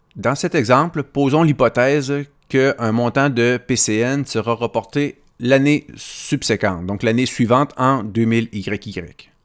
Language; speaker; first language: French; native; French